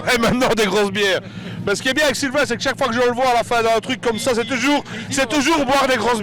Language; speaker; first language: French; native; French